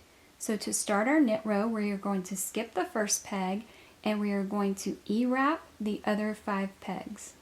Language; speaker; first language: English; native; English